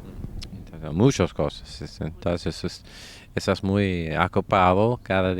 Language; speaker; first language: Spanish; non-native, learner; English